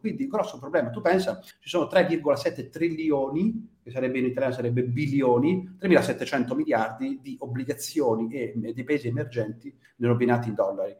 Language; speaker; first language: Italian; native; Italian